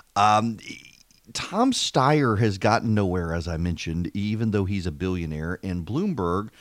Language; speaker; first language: English; native; English